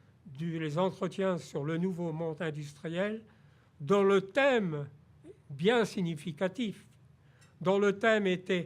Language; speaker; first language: French; native; French